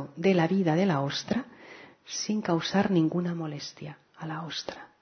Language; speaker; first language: Spanish; non-native, local second language; Catalan